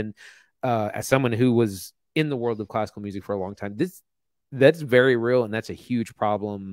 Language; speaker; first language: English; native; English